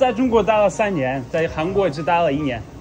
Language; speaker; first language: Chinese; non-native, fluent; Russian